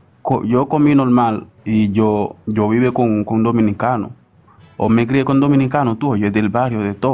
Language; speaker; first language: Spanish; early bilingual, other home language; Haitian Creole